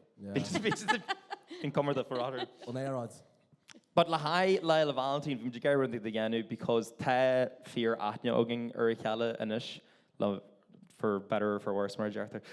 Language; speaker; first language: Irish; non-native, local second language; English